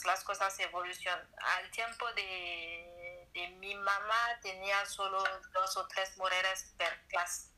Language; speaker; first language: Spanish; non-native, learner; French